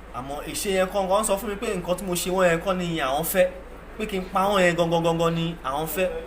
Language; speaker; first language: Yoruba; non-native, local second language; Igbo